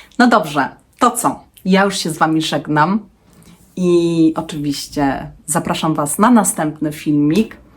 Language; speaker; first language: Polish; native; Polish